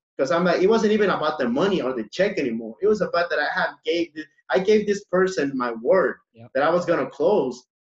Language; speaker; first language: English; early bilingual, other home language; Spanish